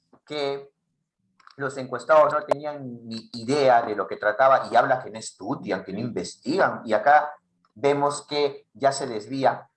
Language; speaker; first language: Spanish; native; Spanish